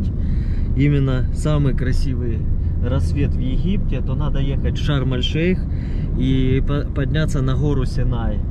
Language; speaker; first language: Russian; native; Russian